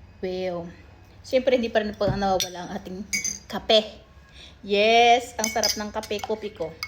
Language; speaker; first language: Filipino; native; Filipino